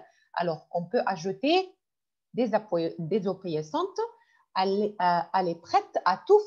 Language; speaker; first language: French; non-native, fluent; Arabic